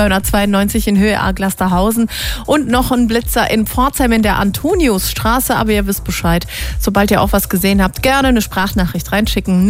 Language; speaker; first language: German; native; German